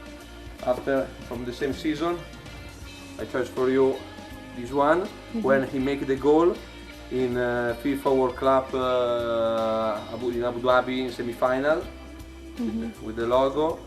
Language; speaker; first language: English; non-native, learner; Italian